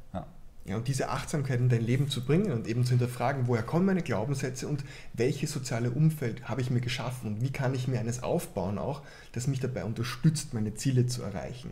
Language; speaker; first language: German; native; German